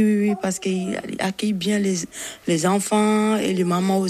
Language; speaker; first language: French; non-native, learner; Bambara